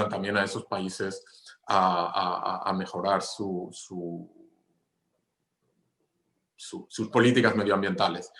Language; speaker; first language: Spanish; non-native, fluent; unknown